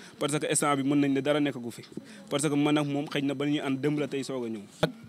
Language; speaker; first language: Wolof; native; Wolof